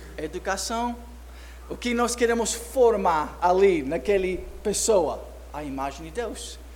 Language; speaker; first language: Portuguese; non-native, fluent; English